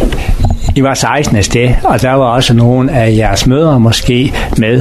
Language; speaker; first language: Danish; native; Danish